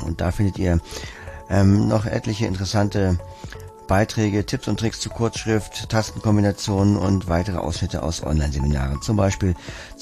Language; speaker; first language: German; native; German